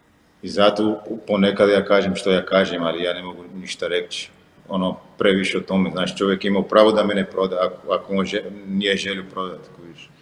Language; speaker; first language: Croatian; non-native, fluent; Portuguese